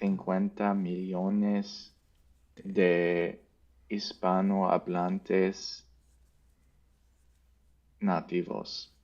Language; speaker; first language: Spanish; non-native, learner; English